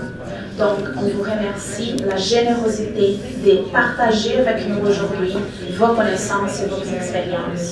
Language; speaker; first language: French; non-native, fluent; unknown